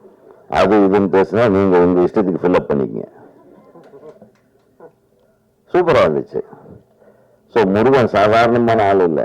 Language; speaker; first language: Tamil; native; Tamil